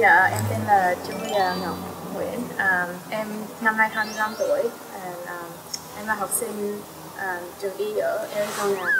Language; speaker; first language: Vietnamese; early bilingual, heritage; Vietnamese